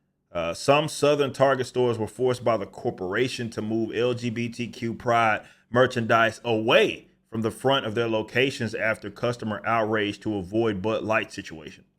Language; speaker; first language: English; native; English